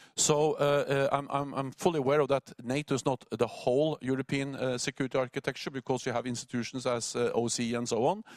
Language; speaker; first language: English; non-native, fluent; Norwegian